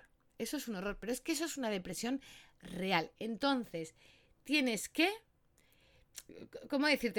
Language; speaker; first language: Spanish; native; Spanish